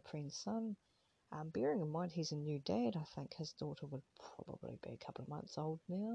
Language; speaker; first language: English; native; English